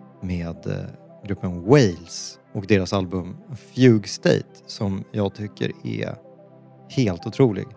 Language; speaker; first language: Swedish; native; Swedish